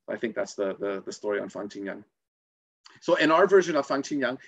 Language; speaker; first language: English; native; English